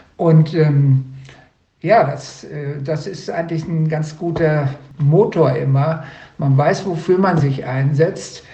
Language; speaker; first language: German; native; German